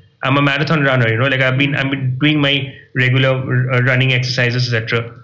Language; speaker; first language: English; non-native, local second language; Bangla